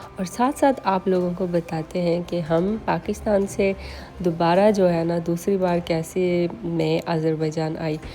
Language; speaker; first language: Urdu; non-native, local second language; Northern Hindko